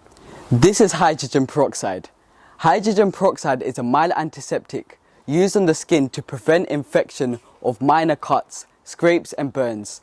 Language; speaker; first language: English; early bilingual, other home language; Bangla